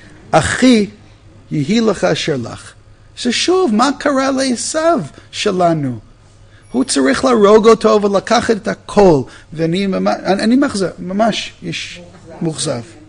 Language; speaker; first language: Hebrew; non-native, fluent; English